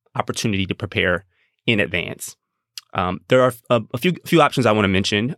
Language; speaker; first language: English; native; English